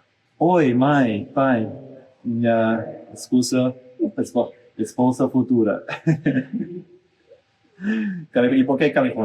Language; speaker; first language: Portuguese; non-native, fluent; English